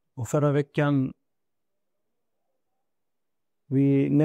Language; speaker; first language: Swedish; non-native, fluent; Urdu